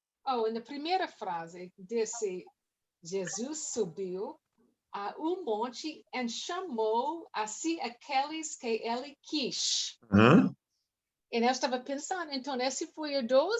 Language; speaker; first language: Portuguese; non-native, learner; English